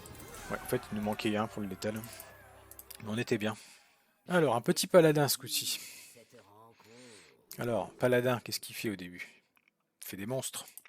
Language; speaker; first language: French; native; French